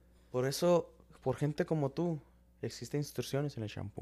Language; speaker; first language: Spanish; early bilingual, heritage; Spanish